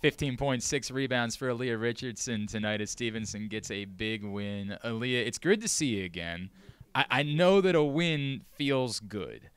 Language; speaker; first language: English; native; English